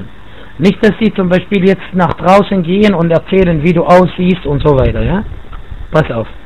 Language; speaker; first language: German; non-native, fluent; Arabic